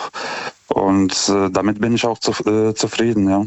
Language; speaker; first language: German; non-native, fluent; Lithuanian